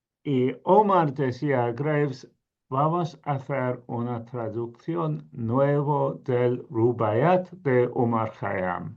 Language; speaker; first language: Spanish; non-native, fluent; English